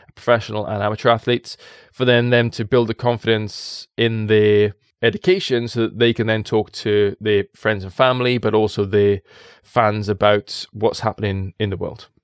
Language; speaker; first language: English; native; English